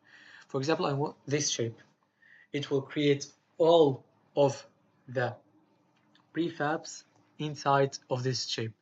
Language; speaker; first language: English; non-native, fluent; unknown